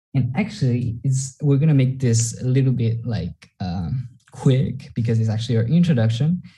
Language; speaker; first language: English; non-native, fluent; Spanish